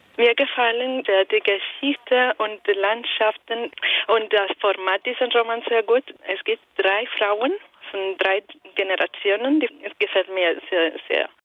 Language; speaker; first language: German; non-native, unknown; Italian